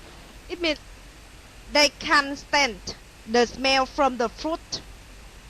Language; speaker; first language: English; non-native, learner; Vietnamese